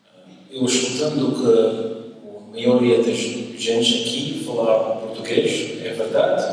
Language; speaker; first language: Portuguese; early bilingual, heritage; English